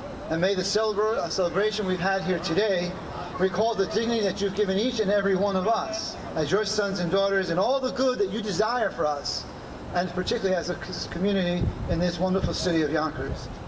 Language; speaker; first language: English; native; English